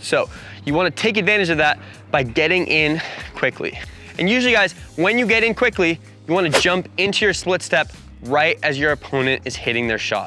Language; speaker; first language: English; native; English